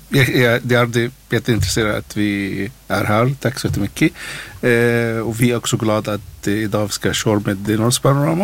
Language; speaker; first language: Swedish; non-native, learner; Arabic